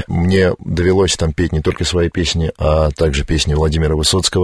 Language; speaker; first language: Russian; native; Russian